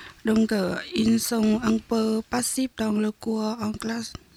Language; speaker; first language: French; non-native, learner; Vietnamese